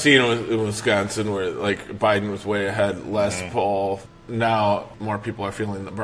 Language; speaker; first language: English; native; English